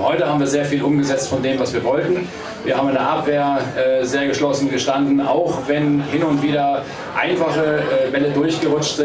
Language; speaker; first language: German; native; German